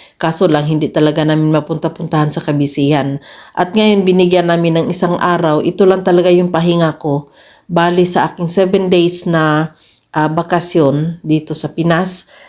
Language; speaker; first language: Filipino; non-native, local second language; Cebuano